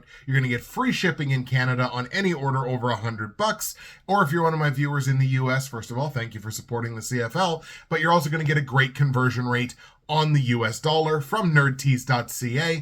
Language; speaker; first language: English; native; English